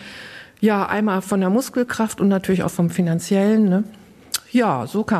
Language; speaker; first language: German; native; German